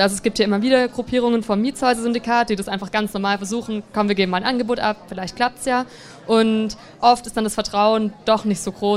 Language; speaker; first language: German; native; German